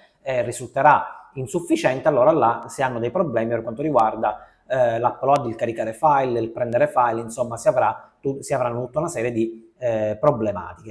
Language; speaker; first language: Italian; native; Italian